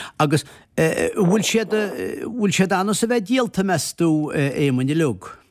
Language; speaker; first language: Irish; native; Irish